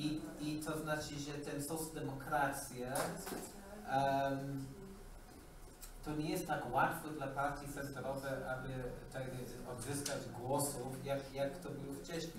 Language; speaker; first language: Polish; non-native, learner; English